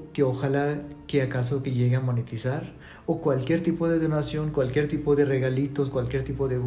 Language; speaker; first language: Spanish; non-native, fluent; Urdu